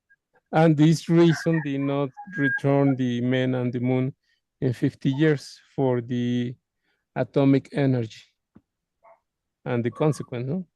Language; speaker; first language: English; non-native, learner; Spanish